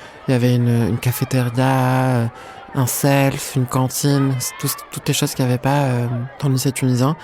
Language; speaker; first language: French; non-native, local second language; Arabic